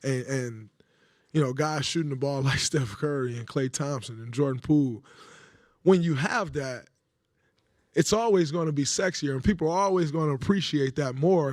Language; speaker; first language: English; native; English